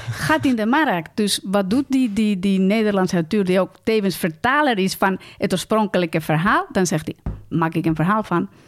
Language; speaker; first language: Dutch; non-native, fluent; Spanish